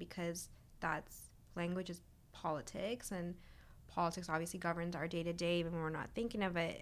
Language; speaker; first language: English; native; English